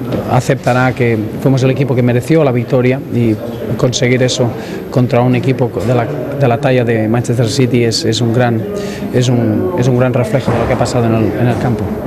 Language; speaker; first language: Spanish; native; Spanish